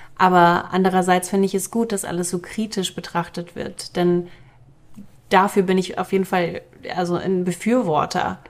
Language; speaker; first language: German; early bilingual, other home language; Russian